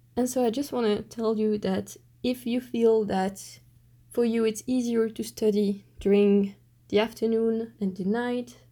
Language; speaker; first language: English; non-native, fluent; French